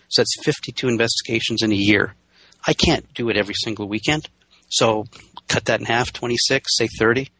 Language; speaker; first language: English; native; English